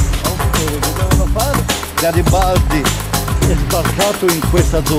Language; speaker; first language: Italian; native; Italian